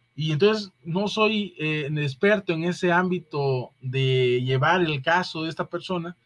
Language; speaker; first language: Spanish; native; Spanish